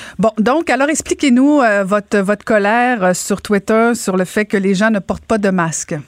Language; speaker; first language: French; native; French